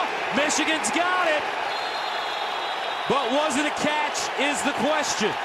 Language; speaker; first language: English; native; English